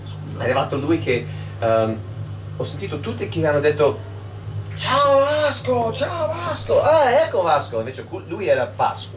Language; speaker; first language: Italian; non-native, learner; English